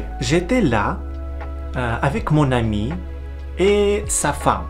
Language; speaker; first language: French; non-native, learner; Russian